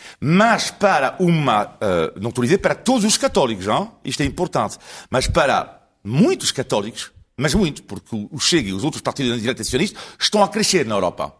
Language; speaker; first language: Portuguese; non-native, fluent; French